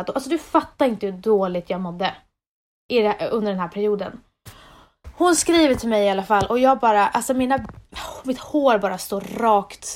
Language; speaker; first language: Swedish; native; Swedish